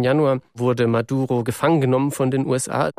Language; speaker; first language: German; native; German